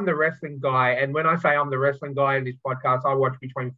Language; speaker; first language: English; native; English